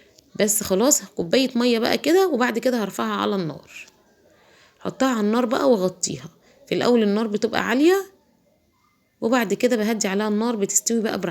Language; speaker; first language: Arabic; native; Arabic